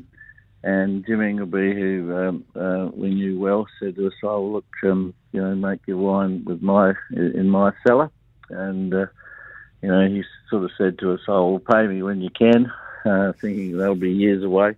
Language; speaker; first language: English; native; English